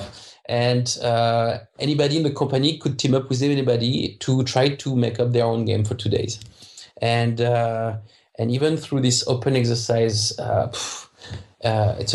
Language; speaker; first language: English; non-native, fluent; French